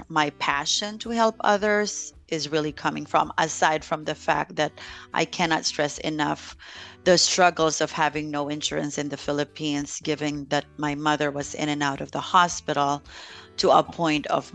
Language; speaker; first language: English; non-native, local second language; Filipino